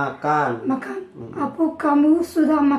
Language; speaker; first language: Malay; non-native, learner; Turkish